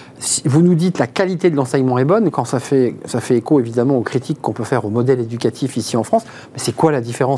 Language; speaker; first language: French; native; French